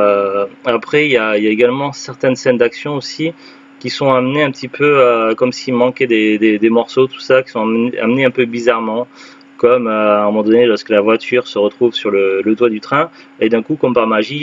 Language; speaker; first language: French; native; French